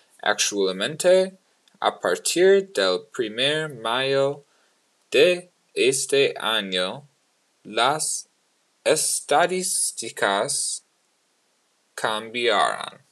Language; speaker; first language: Spanish; non-native, learner; English